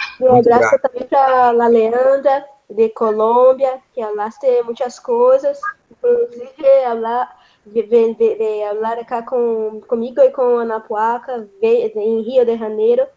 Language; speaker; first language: Portuguese; non-native, fluent; Spanish